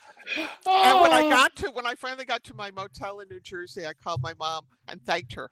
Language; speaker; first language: English; native; English